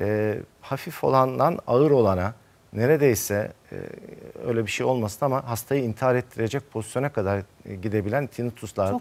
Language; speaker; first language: Turkish; native; Turkish